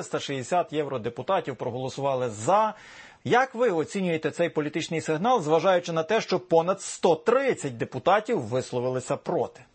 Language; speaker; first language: Ukrainian; native; Ukrainian